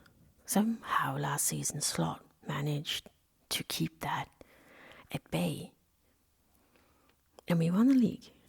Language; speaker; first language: English; non-native, local second language; Welsh